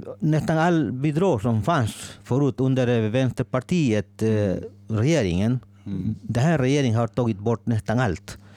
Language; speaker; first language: Swedish; non-native, fluent; Spanish